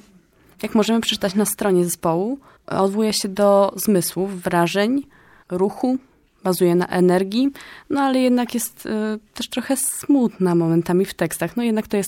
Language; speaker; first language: Polish; native; Polish